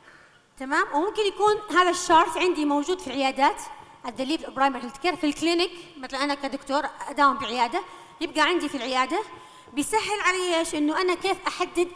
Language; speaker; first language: Arabic; native; Arabic